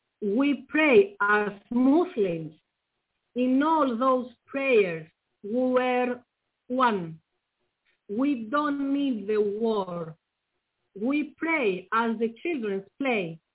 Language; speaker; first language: English; non-native, fluent; Greek